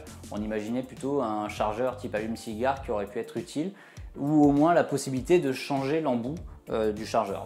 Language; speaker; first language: French; native; French